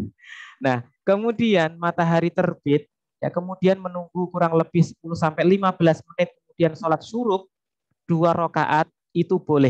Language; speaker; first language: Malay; non-native, local second language; Javanese